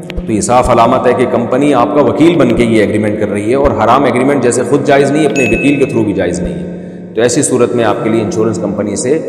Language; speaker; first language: Urdu; native; Urdu